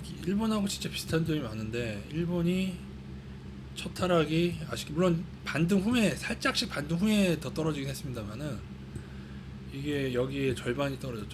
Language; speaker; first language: Korean; native; Korean